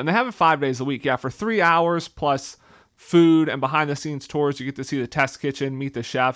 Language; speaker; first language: English; native; English